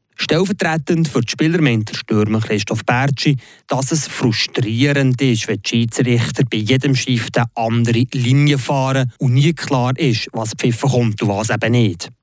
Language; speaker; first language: German; native; German